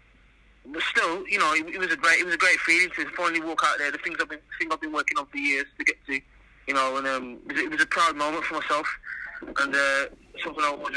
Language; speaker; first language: English; native; English